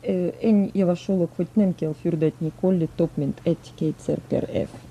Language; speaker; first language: Hungarian; non-native, fluent; Russian